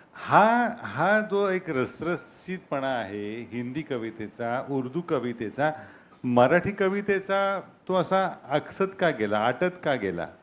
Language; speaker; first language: Marathi; native; Marathi